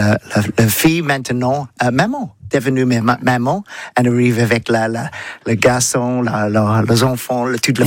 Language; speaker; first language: French; non-native, learner; English